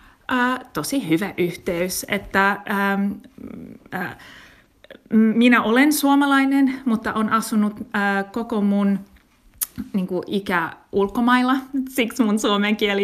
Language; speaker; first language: Finnish; non-native, learner; English